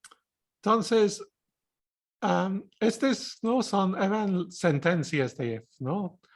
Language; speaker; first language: Spanish; non-native, fluent; English